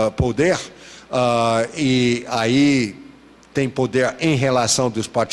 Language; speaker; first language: Portuguese; non-native, fluent; English